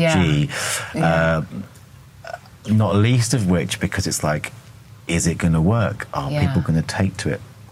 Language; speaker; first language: English; native; English